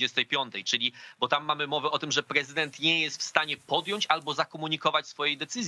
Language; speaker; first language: Polish; native; Polish